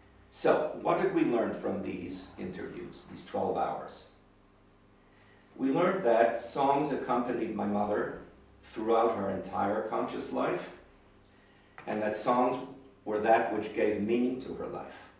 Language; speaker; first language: English; native; English